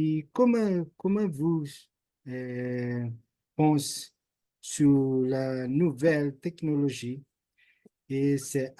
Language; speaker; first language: French; non-native, learner; Portuguese